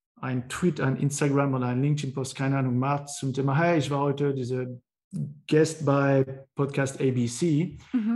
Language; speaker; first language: German; non-native, learner; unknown